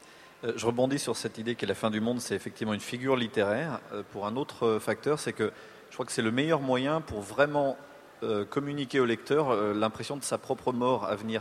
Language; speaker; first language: French; native; French